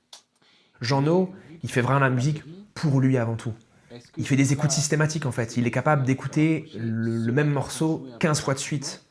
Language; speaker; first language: French; native; French